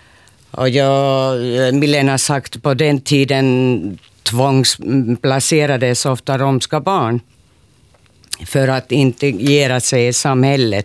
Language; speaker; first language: Swedish; non-native, local second language; Finnish